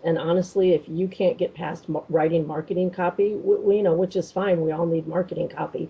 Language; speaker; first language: English; native; English